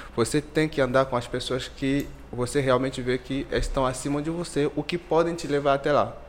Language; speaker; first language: Portuguese; non-native, fluent; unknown